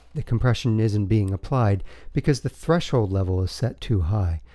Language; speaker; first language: English; native; English